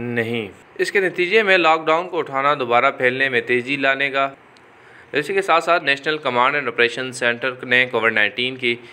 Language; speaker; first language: Urdu; native; Urdu